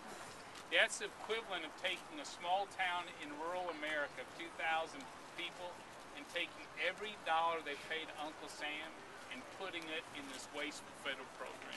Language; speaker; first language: English; native; English